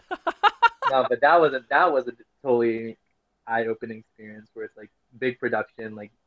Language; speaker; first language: English; non-native, local second language; Filipino